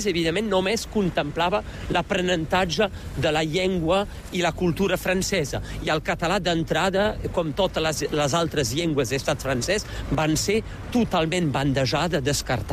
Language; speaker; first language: Catalan; native; Catalan